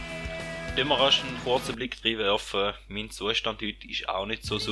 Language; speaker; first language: German; native; German